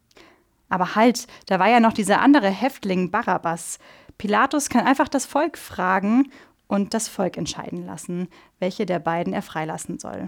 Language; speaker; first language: German; native; German